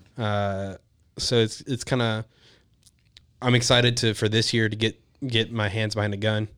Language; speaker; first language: English; native; English